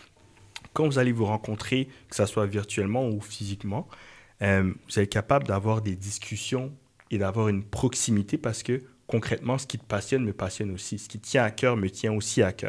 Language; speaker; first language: French; native; French